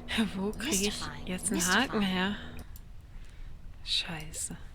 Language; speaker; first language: German; native; German